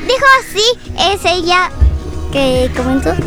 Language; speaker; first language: Spanish; early bilingual, other home language; French